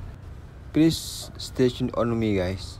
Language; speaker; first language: English; non-native, learner; Indonesian